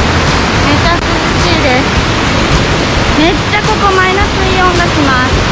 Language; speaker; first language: Japanese; native; Japanese